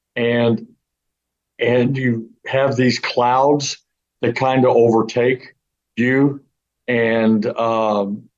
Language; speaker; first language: English; native; English